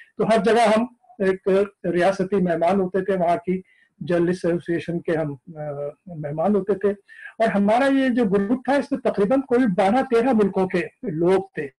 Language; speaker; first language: Urdu; native; Urdu